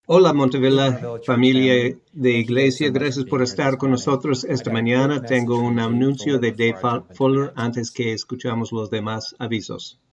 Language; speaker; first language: Spanish; non-native, fluent; English